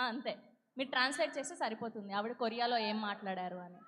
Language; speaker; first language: Telugu; native; Telugu